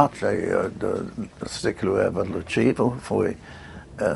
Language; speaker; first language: Portuguese; non-native, fluent; English